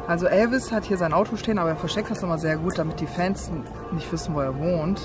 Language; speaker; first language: German; native; German